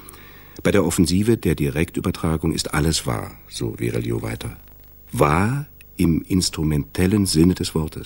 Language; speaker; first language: German; native; German